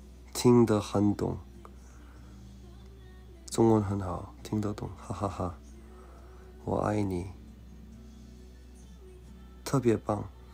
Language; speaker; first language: Chinese; non-native, learner; Korean